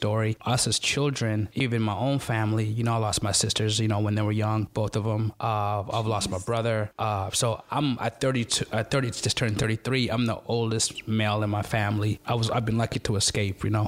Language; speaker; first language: English; non-native, local second language; Ganda